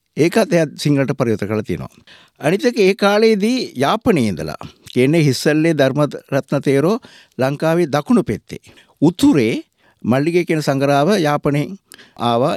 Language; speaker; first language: Sinhala; non-native, local second language; Tamil